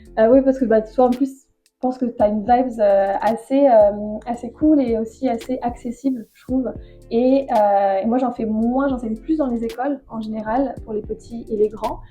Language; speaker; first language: French; native; French